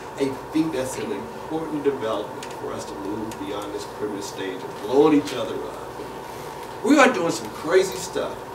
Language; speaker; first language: English; native; English